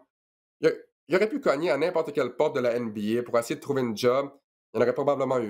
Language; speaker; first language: French; native; French